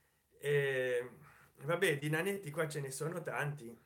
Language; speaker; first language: Italian; native; Italian